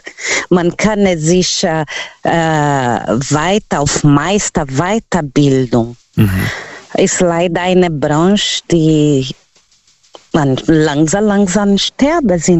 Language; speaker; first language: German; non-native, learner; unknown